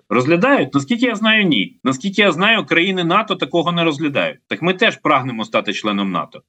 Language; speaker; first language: Ukrainian; native; Ukrainian